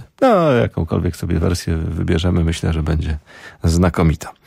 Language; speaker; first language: Polish; native; Polish